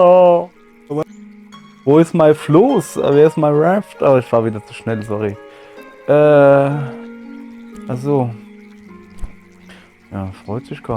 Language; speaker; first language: German; native; German